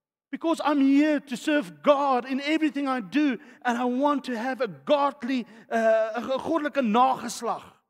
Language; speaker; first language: English; non-native, local second language; Afrikaans